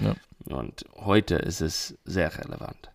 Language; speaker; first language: German; non-native, learner; English